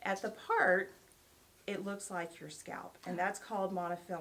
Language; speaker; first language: English; native; English